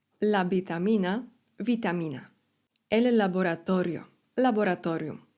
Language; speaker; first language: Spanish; non-native, fluent; Polish